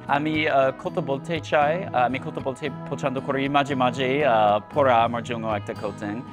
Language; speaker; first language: Bangla; non-native, learner; English